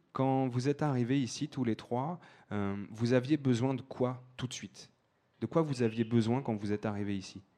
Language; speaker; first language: French; native; French